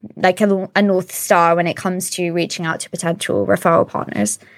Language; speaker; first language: English; native; English